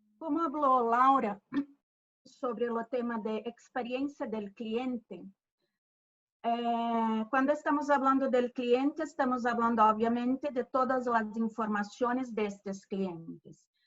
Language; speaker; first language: Spanish; non-native, fluent; Portuguese